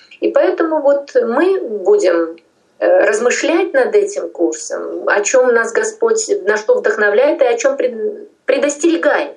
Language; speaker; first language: Russian; non-native, local second language; Tajik